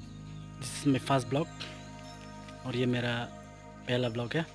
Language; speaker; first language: Hindi; non-native, learner; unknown